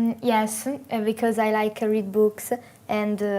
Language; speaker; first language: English; non-native, learner; Italian